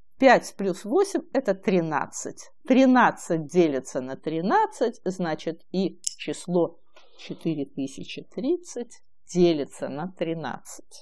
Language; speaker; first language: Russian; native; Russian